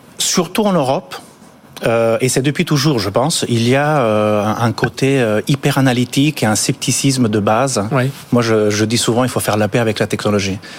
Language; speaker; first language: French; non-native, fluent; Italian